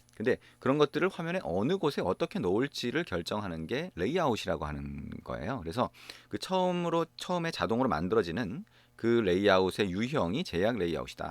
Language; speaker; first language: Korean; native; Korean